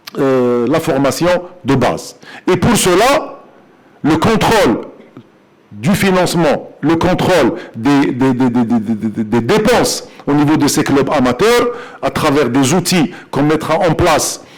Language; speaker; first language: French; non-native, local second language; Arabic